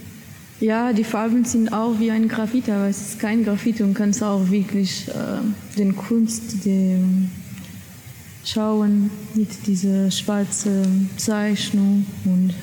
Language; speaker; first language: German; non-native, learner; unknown